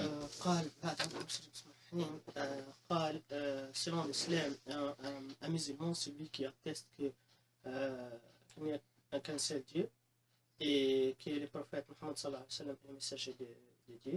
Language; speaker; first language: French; non-native, local second language; Arabic